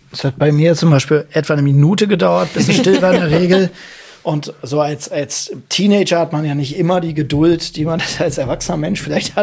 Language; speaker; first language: German; native; German